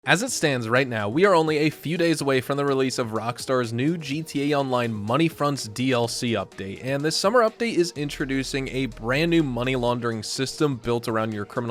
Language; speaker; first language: English; native; English